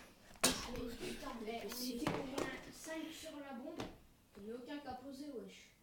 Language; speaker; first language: French; native; French